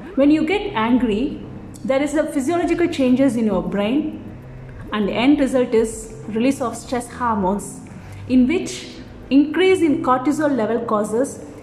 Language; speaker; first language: English; non-native, local second language; Tamil